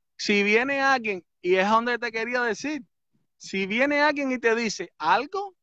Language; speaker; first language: Spanish; native; Spanish